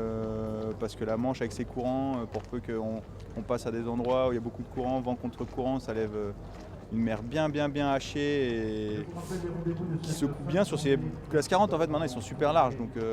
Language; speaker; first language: French; native; French